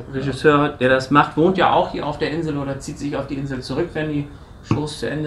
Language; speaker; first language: German; native; German